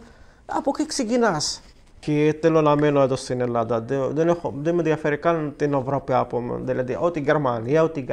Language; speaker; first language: Greek; non-native, learner; Arabic